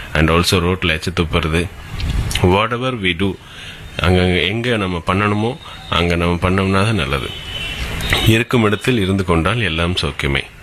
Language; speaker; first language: Tamil; native; Tamil